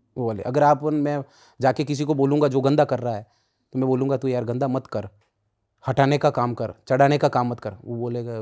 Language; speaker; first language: Hindi; native; Hindi